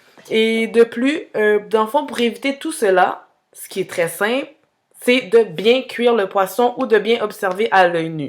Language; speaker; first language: French; native; French